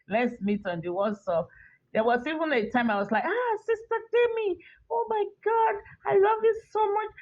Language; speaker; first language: English; non-native, local second language; Yoruba